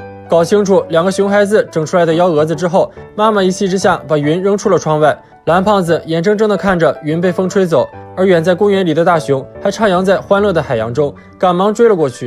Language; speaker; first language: Chinese; native; Chinese